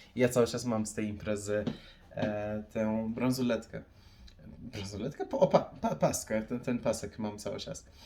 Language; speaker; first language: Polish; non-native, fluent; Persian